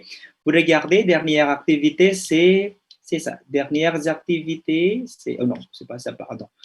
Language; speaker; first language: French; non-native, fluent; Indonesian